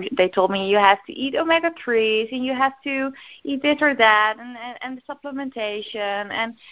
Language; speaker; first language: English; non-native, fluent; Dutch